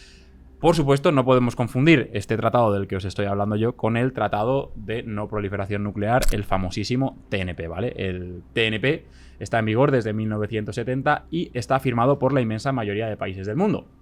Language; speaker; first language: Spanish; native; Spanish